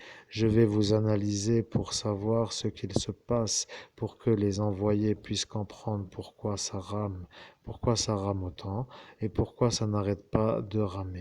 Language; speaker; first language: French; native; French